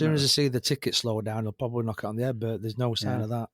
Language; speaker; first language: English; native; English